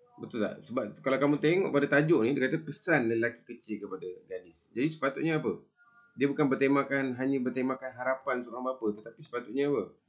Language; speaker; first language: Malay; native; Malay